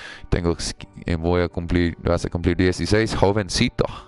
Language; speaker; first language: Spanish; non-native, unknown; English